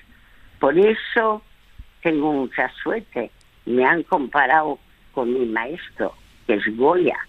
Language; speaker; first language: Spanish; early bilingual, other home language; French